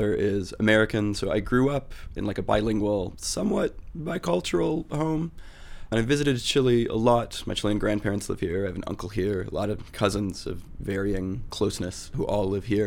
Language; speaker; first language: English; native; English